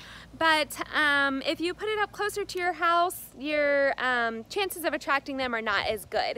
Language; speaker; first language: English; native; English